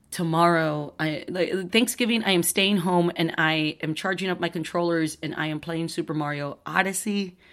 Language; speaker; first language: English; early bilingual, other home language; Spanish